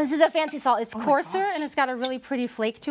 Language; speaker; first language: English; native; English